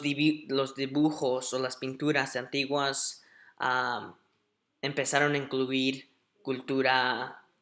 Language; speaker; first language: Spanish; early bilingual, heritage; Spanish